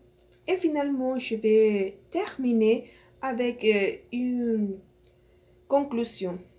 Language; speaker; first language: French; non-native, learner; Spanish